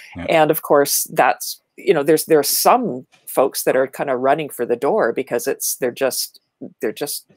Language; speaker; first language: English; native; English